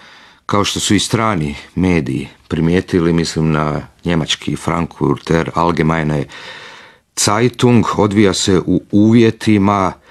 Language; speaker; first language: Croatian; native; Croatian